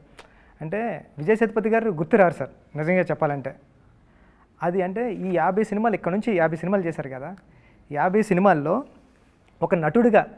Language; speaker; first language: Telugu; native; Telugu